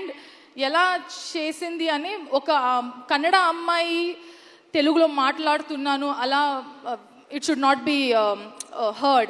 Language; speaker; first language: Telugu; non-native, learner; Kannada